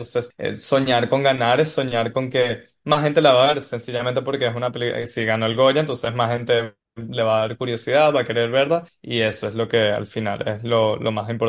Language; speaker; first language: Spanish; native; Spanish